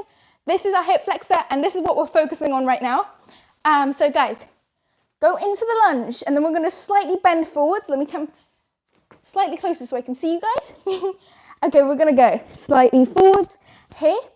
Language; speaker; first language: English; native; English